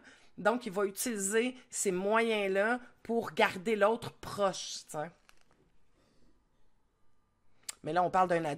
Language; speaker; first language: French; native; French